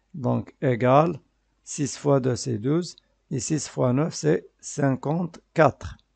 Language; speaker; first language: French; non-native, local second language; Arabic